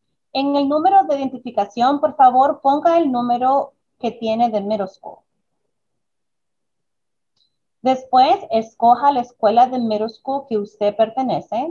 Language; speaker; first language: Spanish; early bilingual, other home language; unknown